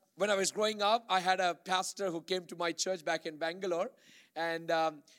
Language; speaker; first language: English; non-native, local second language; Malayalam